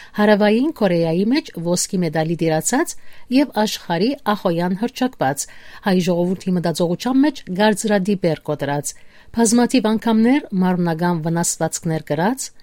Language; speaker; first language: Armenian; native; Armenian